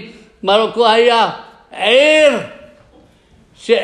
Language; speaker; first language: Hebrew; non-native, fluent; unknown